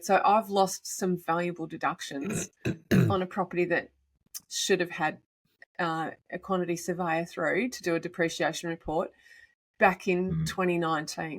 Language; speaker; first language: English; native; English